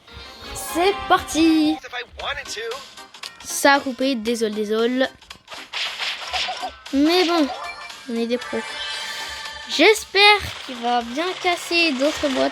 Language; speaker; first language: French; native; French